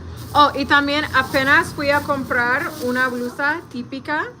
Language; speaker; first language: Spanish; non-native, learner; English